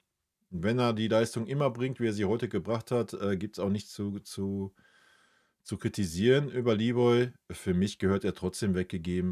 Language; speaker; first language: German; native; German